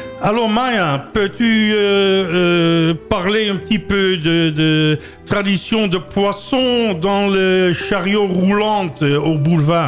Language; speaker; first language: French; non-native, learner; Dutch